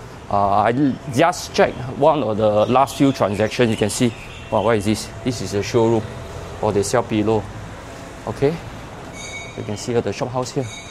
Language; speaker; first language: English; non-native, local second language; Chinese